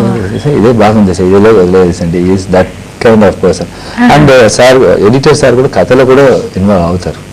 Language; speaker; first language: Telugu; non-native, learner; Tamil